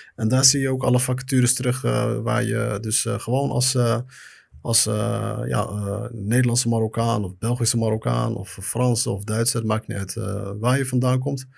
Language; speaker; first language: Dutch; early bilingual, other home language; Arabic